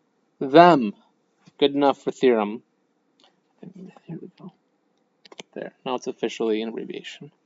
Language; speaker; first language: English; native; English